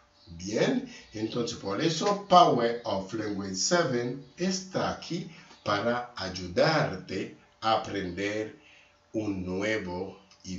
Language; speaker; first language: Spanish; non-native, learner; Haitian Creole